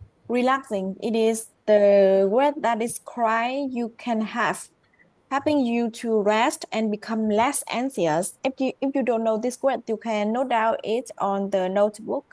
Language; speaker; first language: English; non-native, learner; Vietnamese